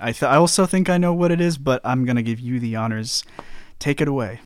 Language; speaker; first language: English; native; English